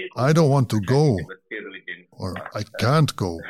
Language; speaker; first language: English; non-native, fluent; Azerbaijani